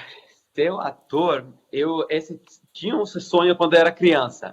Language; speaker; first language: Portuguese; non-native, fluent; Arabic